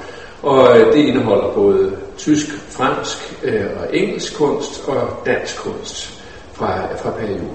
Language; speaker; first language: Danish; native; Danish